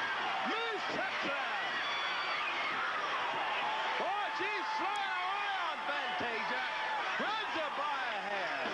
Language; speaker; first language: English; native; English